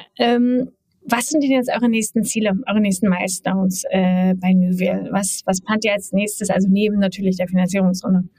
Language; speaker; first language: German; native; German